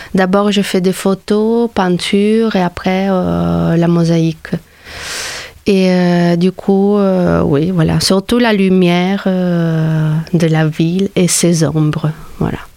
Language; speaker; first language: French; non-native, fluent; Italian